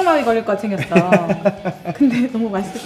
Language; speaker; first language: Korean; native; Korean